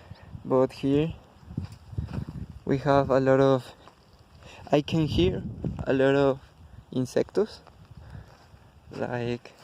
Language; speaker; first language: English; non-native, learner; Spanish